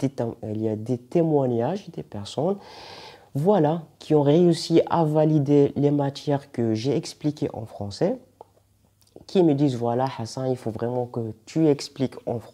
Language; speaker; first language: French; non-native, local second language; Arabic